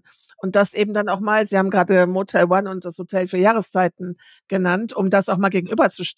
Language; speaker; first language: German; native; German